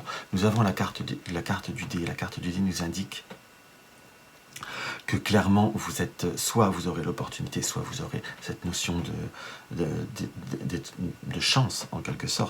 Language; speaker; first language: French; native; French